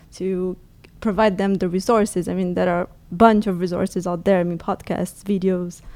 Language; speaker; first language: English; non-native, fluent; Portuguese